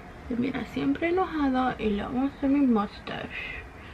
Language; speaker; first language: Spanish; early bilingual, heritage; Spanish